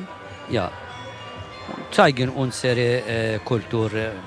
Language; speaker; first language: German; non-native, learner; Kurdish